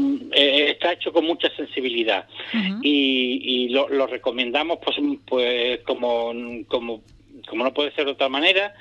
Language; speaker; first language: Spanish; native; Spanish